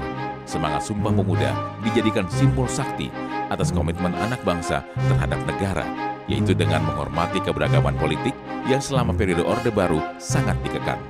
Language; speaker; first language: Indonesian; native; Indonesian